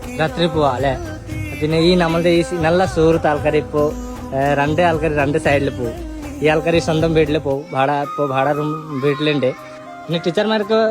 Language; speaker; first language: Malayalam; non-native, fluent; Bangla